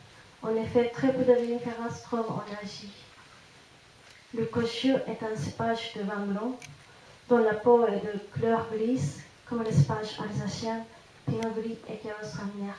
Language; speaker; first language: French; non-native, fluent; Japanese